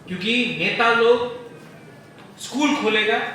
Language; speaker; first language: Hindi; non-native, local second language; Bangla